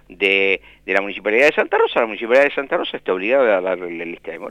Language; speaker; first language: Spanish; native; Spanish